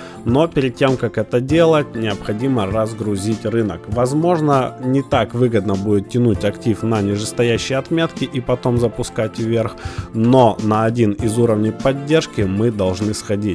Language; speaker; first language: Russian; native; Russian